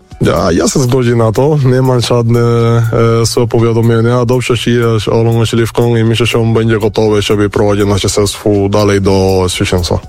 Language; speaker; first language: Polish; non-native, fluent; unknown